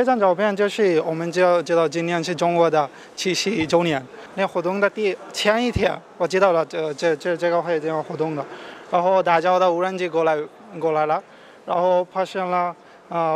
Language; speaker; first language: Chinese; non-native, fluent; Bangla